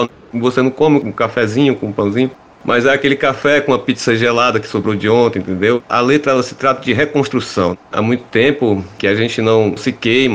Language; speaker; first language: Portuguese; native; Portuguese